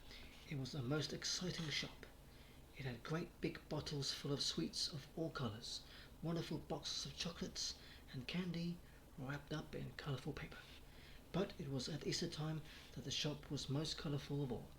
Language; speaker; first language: English; native; English